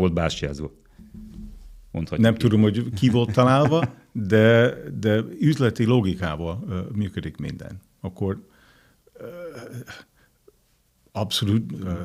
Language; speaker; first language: Hungarian; non-native, fluent; English